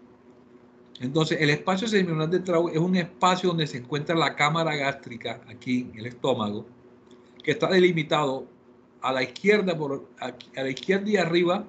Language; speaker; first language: Spanish; native; Spanish